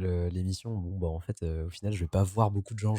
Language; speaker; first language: French; native; French